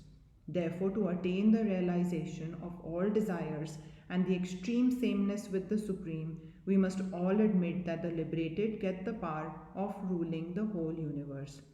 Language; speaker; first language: English; non-native, local second language; Hindi